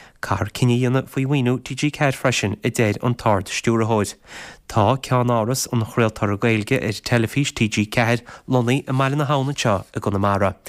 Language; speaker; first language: Irish; native; Irish